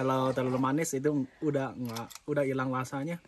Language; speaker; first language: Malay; non-native, learner; Chinese